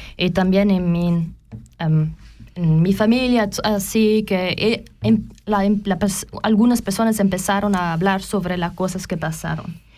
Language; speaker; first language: Spanish; non-native, learner; German